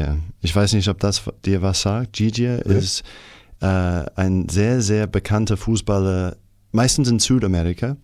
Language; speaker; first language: German; non-native, fluent; English